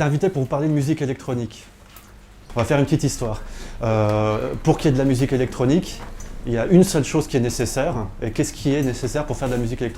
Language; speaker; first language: French; native; French